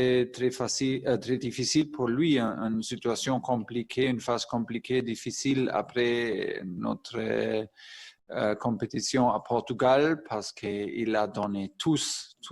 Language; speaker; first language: French; non-native, fluent; German